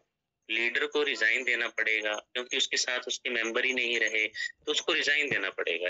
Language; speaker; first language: Hindi; native; Hindi